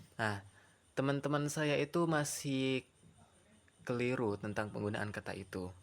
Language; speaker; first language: Indonesian; non-native, local second language; Madurese